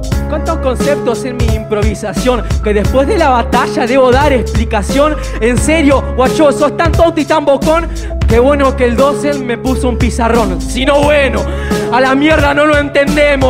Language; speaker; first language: Spanish; native; Spanish